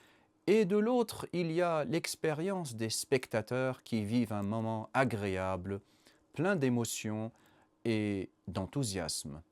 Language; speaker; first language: French; non-native, learner; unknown